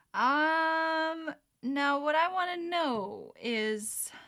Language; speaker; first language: English; early bilingual, other home language; Dutch